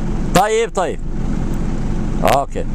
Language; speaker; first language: Arabic; native; Arabic